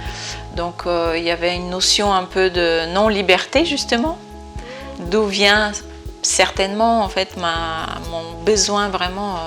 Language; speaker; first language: French; non-native, fluent; Bulgarian